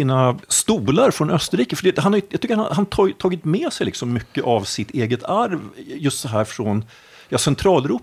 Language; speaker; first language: Swedish; native; Swedish